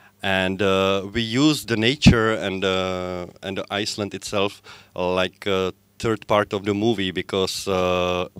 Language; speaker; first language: English; non-native, fluent; Czech